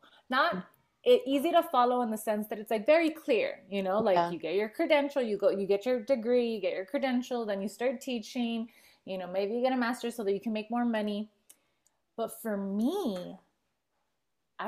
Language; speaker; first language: English; native; English